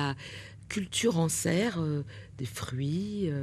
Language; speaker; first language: French; native; French